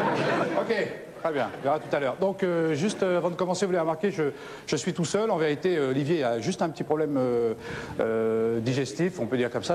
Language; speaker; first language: French; native; French